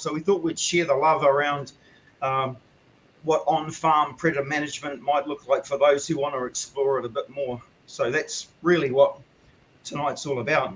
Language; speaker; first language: English; native; English